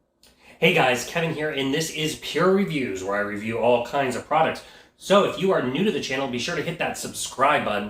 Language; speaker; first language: English; native; English